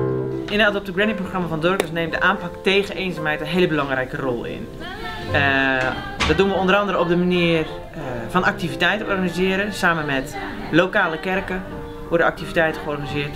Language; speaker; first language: Dutch; native; Dutch